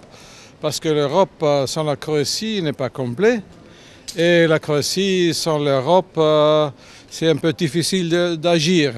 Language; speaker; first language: French; non-native, fluent; German